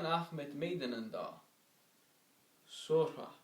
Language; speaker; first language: Turkish; non-native, learner; English